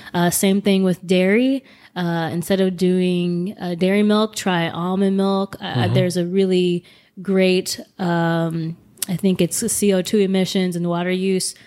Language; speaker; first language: English; native; English